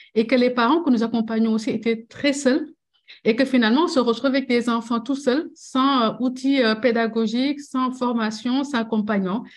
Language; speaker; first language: French; non-native, local second language; Wolof